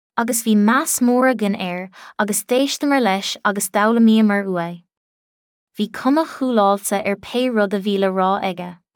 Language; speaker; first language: Irish; non-native, local second language; English